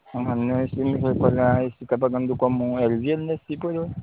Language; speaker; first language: Spanish; non-native, learner; Haitian Creole